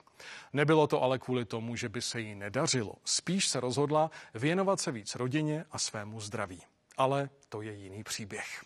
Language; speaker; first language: Czech; native; Czech